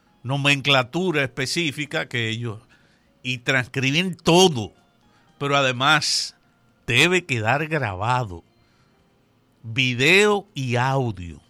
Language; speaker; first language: Spanish; native; Spanish